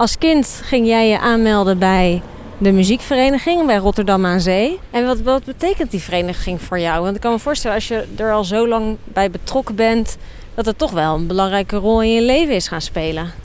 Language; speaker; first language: Dutch; native; Dutch